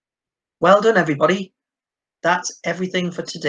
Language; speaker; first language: English; native; English